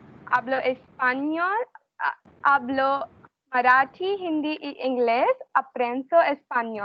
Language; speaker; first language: Spanish; non-native, learner; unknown